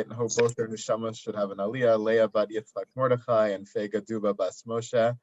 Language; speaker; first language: English; native; English